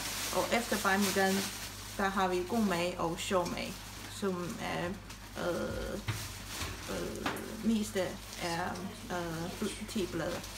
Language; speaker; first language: Danish; non-native, fluent; Chinese